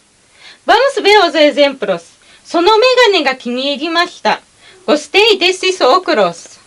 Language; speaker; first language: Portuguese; non-native, fluent; Japanese